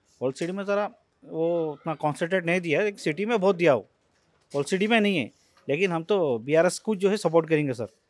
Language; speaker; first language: Hindi; non-native, local second language; Urdu